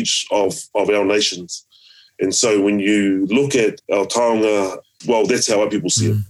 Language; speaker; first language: English; native; English